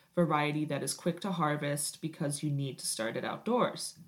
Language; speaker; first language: English; native; English